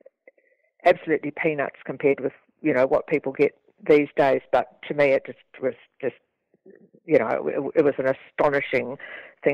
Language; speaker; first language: English; native; English